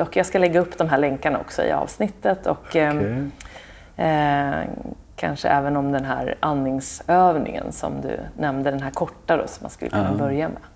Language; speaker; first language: Swedish; native; Swedish